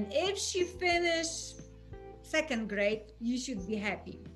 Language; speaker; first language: English; non-native, fluent; Polish